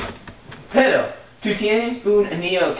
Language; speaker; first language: Spanish; non-native, learner; English